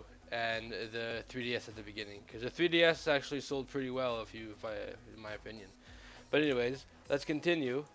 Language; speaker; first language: English; native; English